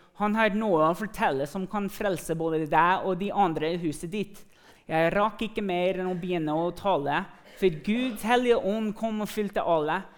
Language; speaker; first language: Norwegian; early bilingual, other home language; English